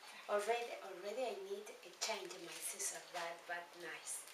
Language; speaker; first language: English; non-native, learner; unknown